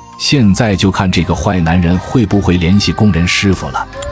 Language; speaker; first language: Chinese; native; Chinese